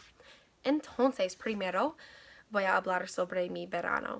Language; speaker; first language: Spanish; non-native, learner; English